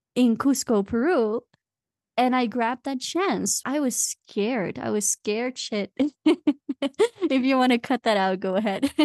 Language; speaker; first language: English; non-native, fluent; Dutch